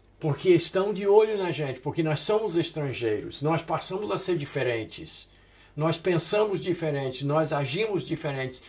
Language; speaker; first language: Portuguese; early bilingual, other home language; English